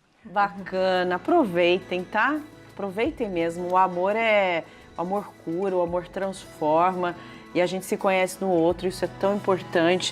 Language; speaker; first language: Portuguese; native; Portuguese